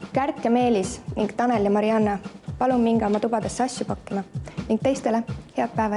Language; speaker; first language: Estonian; native; Estonian